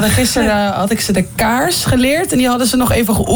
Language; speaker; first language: Dutch; native; Dutch